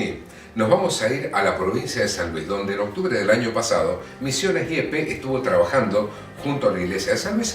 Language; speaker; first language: Spanish; native; Spanish